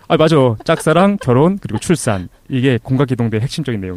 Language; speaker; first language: Korean; native; Korean